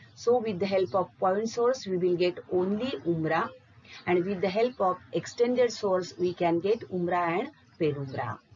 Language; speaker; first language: English; non-native, local second language; Marathi